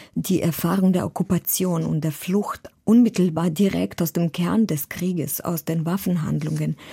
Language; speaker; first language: German; non-native, fluent; Ukrainian